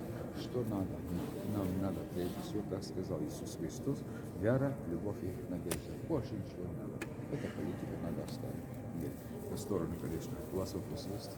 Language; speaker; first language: Russian; non-native, fluent; Turkish